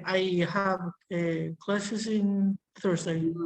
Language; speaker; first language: English; non-native, learner; Spanish